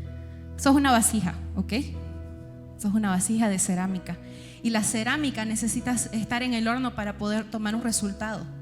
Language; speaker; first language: Spanish; native; Spanish